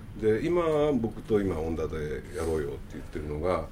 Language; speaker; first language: Japanese; native; Japanese